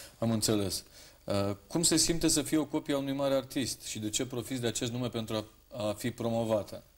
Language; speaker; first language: Romanian; native; Romanian